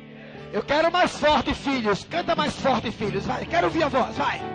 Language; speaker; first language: Portuguese; native; Portuguese